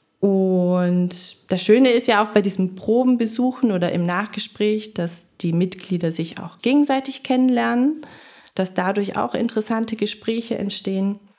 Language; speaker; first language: German; native; German